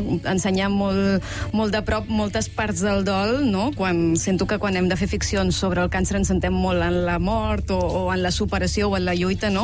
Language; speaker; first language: Catalan; native; Catalan